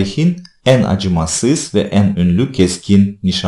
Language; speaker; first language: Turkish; non-native, fluent; Russian